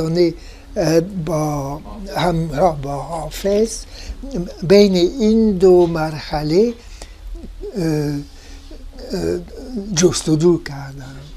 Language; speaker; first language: Persian; non-native, fluent; French